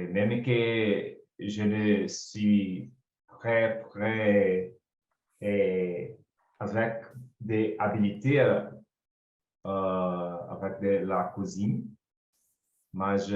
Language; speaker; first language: French; non-native, learner; Portuguese